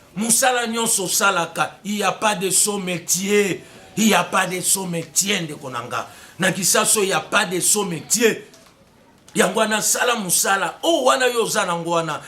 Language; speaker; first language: Lingala; native; Lingala